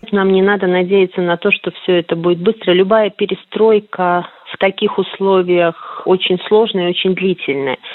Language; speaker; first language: Russian; native; Russian